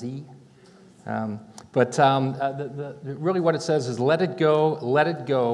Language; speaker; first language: English; native; English